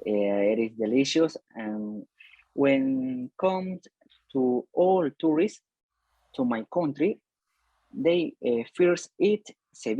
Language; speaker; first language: English; non-native, learner; Spanish